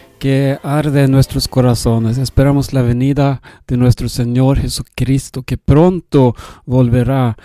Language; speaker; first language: Spanish; non-native, learner; Swedish